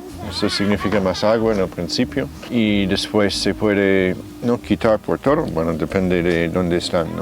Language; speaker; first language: Spanish; non-native, fluent; English